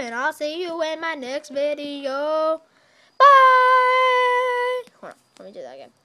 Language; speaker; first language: English; native; English